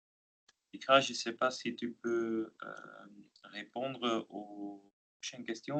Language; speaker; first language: French; non-native, local second language; Dutch